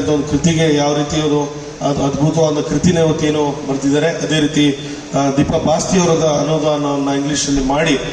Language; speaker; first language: Kannada; native; Kannada